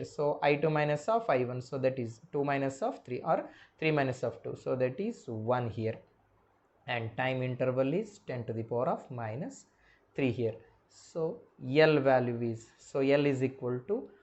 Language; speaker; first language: English; non-native, local second language; Kannada